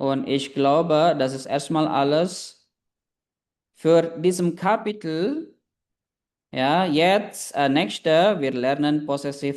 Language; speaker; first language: German; non-native, fluent; Indonesian